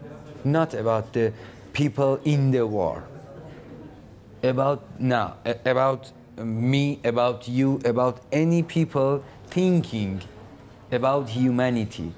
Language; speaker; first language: English; non-native, learner; Persian